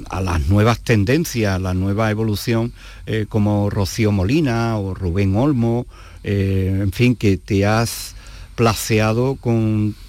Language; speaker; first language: Spanish; native; Spanish